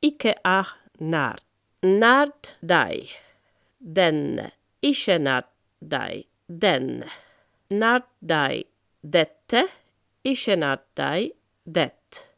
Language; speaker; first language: Norwegian; non-native, fluent; French